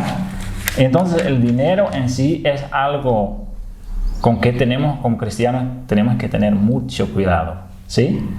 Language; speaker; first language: Spanish; non-native, fluent; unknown